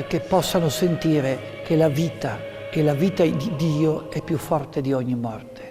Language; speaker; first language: Italian; non-native, fluent; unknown